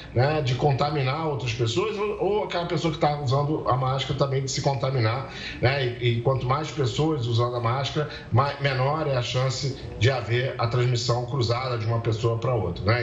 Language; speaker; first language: Portuguese; native; Portuguese